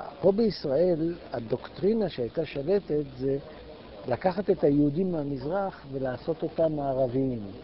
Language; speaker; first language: Hebrew; native; Hebrew